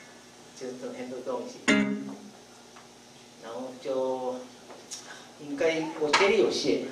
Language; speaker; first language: Chinese; non-native, fluent; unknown